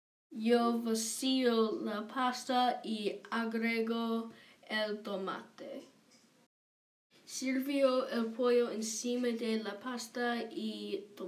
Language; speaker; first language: Spanish; non-native, learner; English